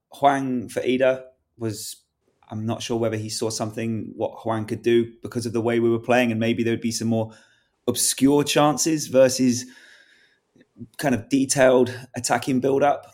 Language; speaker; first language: English; native; English